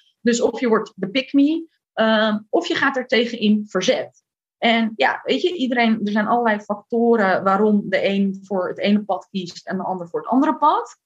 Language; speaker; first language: Dutch; early bilingual, other home language; Turkish